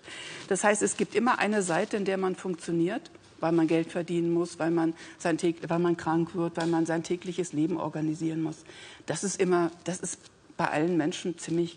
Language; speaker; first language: German; native; German